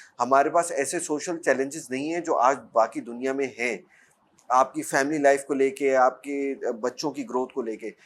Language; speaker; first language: Urdu; native; Urdu